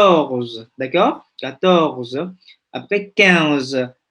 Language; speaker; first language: French; non-native, fluent; Indonesian